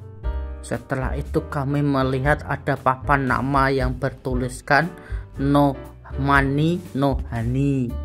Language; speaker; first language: Indonesian; native; Indonesian